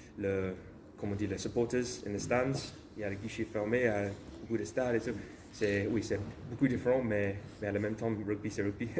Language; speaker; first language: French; non-native, learner; English